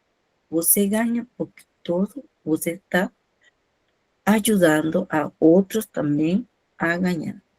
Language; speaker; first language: Portuguese; non-native, fluent; Spanish